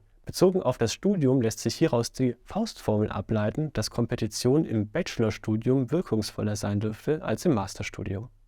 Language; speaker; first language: German; native; German